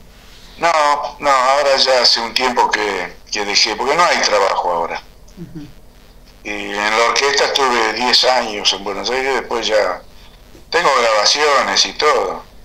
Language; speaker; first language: Spanish; native; Spanish